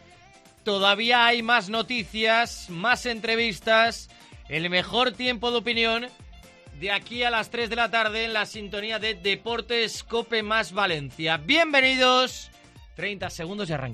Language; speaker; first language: Spanish; native; Spanish